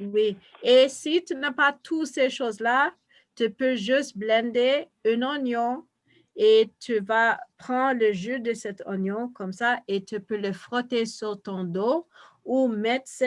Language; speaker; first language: French; non-native, fluent; English